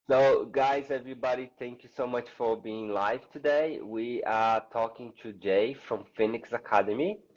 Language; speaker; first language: English; non-native, fluent; Portuguese